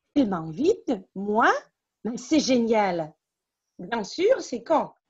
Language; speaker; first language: French; non-native, fluent; Russian